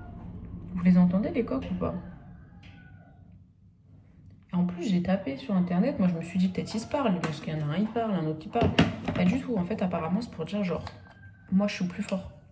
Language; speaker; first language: French; native; French